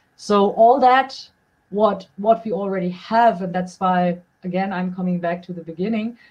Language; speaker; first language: English; non-native, fluent; German